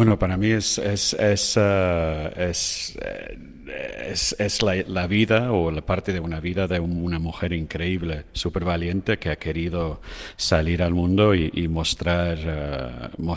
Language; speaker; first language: Spanish; non-native, fluent; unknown